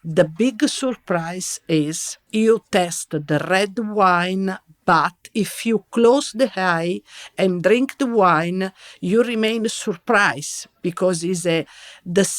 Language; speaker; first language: English; non-native, learner; Italian